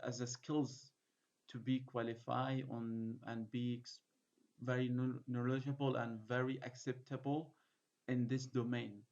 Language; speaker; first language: English; non-native, fluent; Arabic